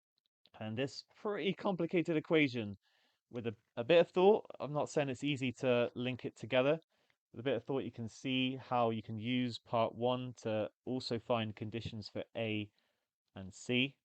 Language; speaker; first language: English; native; English